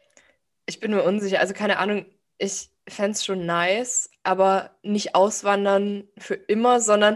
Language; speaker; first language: German; native; German